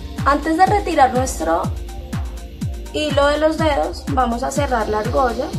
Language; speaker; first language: Spanish; native; Spanish